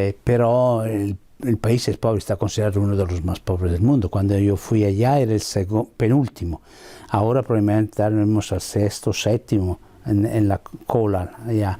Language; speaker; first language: Spanish; non-native, fluent; Italian